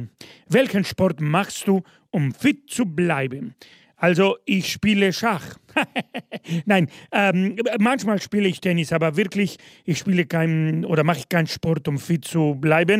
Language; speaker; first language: German; non-native, fluent; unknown